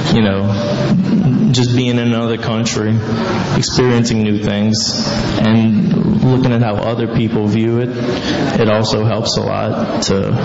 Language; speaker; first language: English; native; English